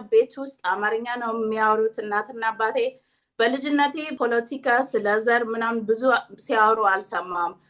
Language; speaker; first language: Amharic; early bilingual, heritage; Amharic